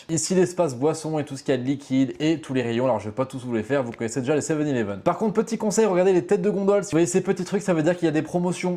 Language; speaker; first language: French; native; French